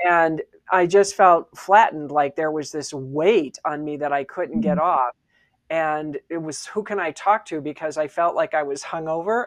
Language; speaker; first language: English; native; English